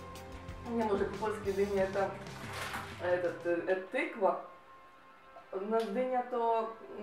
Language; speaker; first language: Polish; non-native, learner; Ukrainian